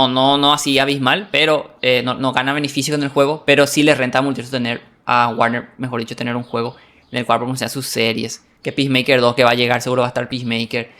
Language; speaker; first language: Spanish; native; Spanish